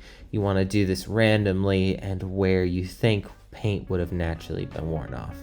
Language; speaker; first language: English; native; English